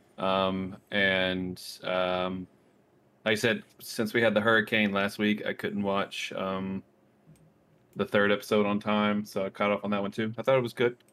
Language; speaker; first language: English; native; English